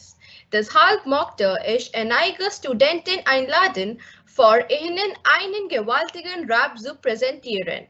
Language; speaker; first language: German; non-native, learner; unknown